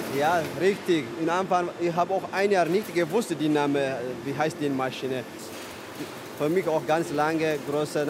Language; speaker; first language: German; non-native, learner; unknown